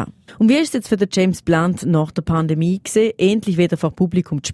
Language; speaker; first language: German; native; German